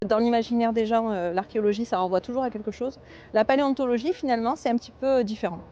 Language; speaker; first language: French; native; French